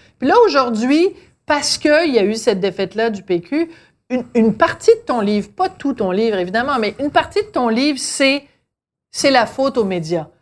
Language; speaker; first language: French; native; French